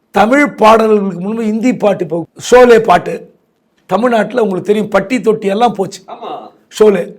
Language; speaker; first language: Tamil; native; Tamil